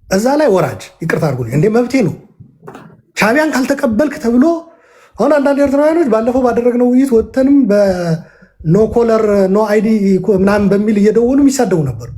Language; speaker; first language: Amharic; non-native, local second language; Tigrinya